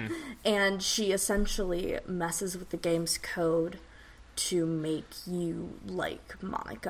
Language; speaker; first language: English; native; English